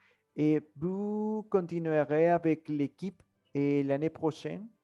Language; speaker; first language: French; non-native, learner; Spanish